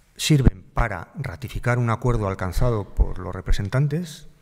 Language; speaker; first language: Spanish; native; Spanish